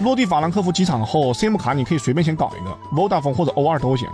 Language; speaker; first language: Chinese; native; Chinese